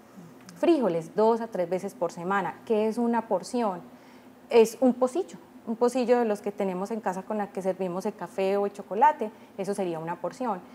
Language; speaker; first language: Spanish; native; Spanish